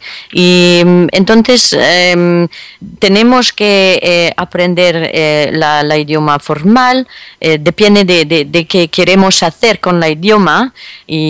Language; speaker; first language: Spanish; non-native, fluent; French